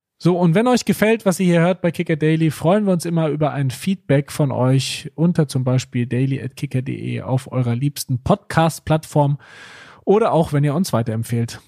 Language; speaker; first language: German; native; German